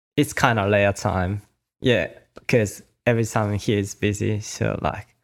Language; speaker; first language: English; non-native, learner; Japanese